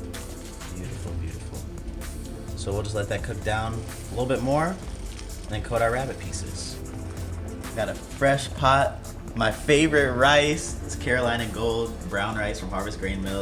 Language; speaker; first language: English; native; English